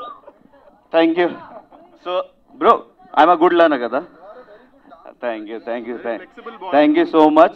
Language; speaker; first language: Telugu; non-native, learner; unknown